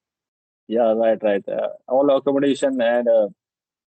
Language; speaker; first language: English; non-native, local second language; Hindi